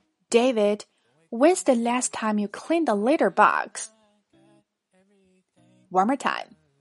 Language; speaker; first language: English; non-native, fluent; Chinese